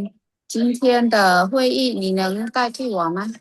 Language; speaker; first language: Chinese; non-native, learner; Khmer